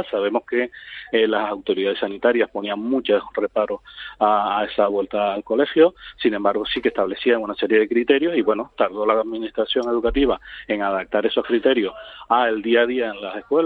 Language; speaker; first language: Spanish; native; Spanish